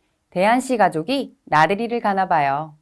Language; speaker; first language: Korean; native; Korean